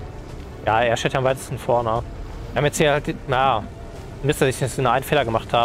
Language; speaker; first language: German; native; German